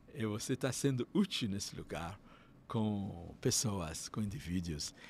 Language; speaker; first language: Portuguese; non-native, fluent; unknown